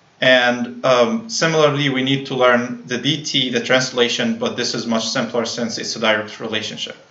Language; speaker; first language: English; non-native, fluent; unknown